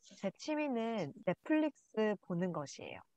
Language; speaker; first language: Korean; native; Korean